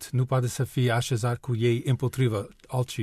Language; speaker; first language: Romanian; non-native, learner; English